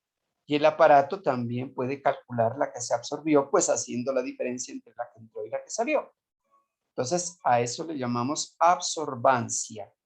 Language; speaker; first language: Spanish; native; Spanish